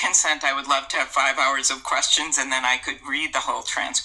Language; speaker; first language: English; native; English